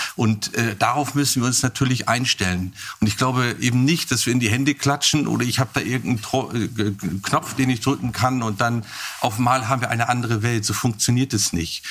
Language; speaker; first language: German; native; German